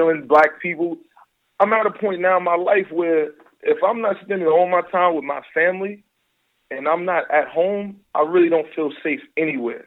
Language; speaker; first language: English; native; English